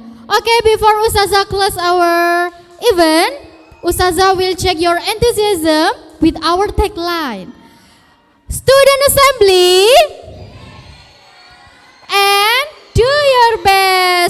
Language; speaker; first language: English; non-native, fluent; Indonesian